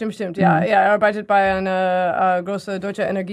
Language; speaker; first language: German; non-native, learner; English